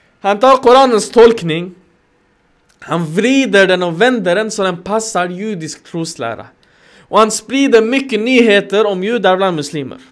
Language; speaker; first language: Swedish; non-native, fluent; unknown